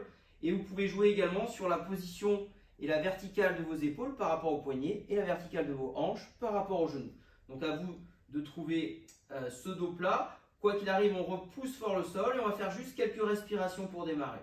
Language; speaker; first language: French; native; French